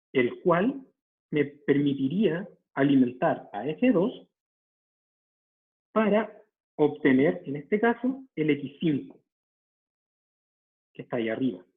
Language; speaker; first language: Spanish; native; Spanish